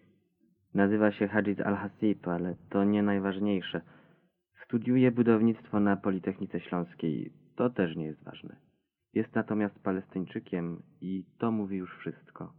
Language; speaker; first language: Polish; native; Polish